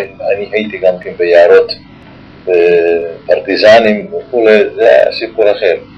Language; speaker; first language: Hebrew; non-native, fluent; Yiddish